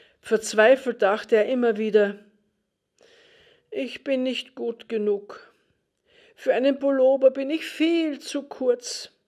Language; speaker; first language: German; native; German